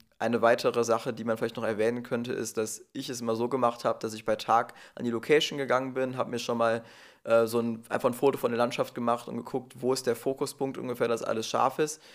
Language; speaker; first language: German; native; German